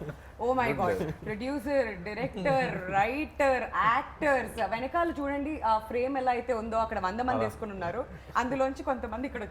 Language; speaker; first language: Telugu; native; Telugu